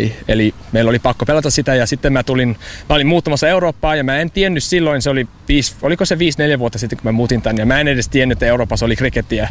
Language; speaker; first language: Finnish; non-native, learner; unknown